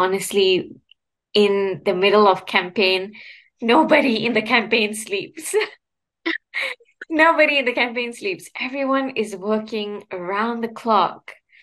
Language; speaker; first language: English; non-native, local second language; Tamil